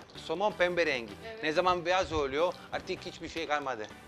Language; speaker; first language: Turkish; non-native, fluent; Italian